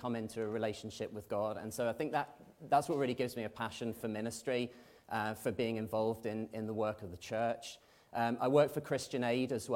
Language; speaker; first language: English; native; English